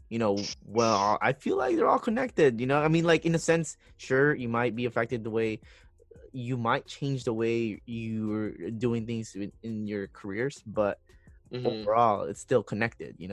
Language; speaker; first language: English; non-native, local second language; Filipino